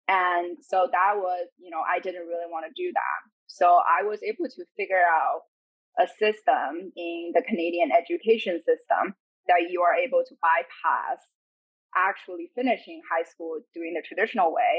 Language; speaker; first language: English; non-native, fluent; Chinese